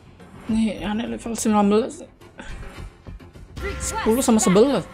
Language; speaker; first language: Indonesian; native; Indonesian